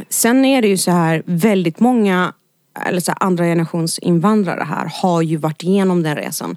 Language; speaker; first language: Swedish; early bilingual, other home language; Arabic